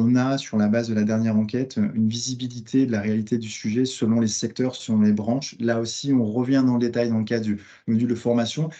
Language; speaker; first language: French; native; French